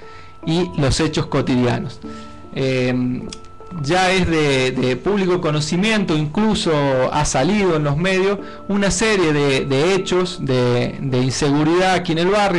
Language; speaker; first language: Spanish; native; Spanish